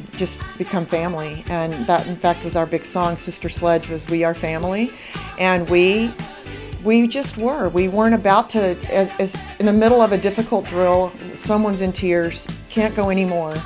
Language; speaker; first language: English; native; English